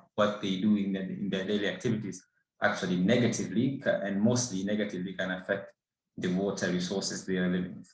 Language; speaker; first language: English; non-native, local second language; Swahili